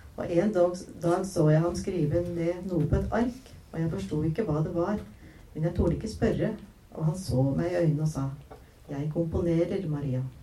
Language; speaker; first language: Norwegian; native; Norwegian